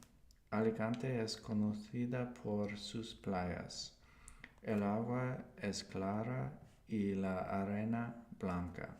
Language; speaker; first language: Spanish; non-native, learner; English